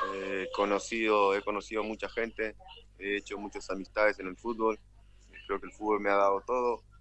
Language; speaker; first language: Spanish; native; Spanish